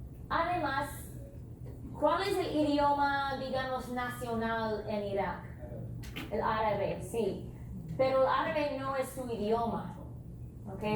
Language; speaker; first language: Spanish; non-native, fluent; English